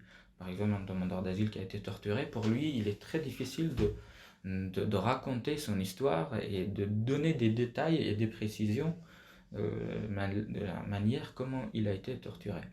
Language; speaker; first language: French; non-native, fluent; Persian